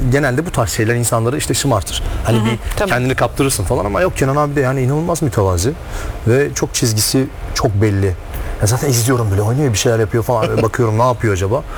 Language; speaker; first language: Turkish; native; Turkish